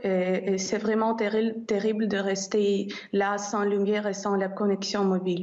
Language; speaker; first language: French; non-native, fluent; Ukrainian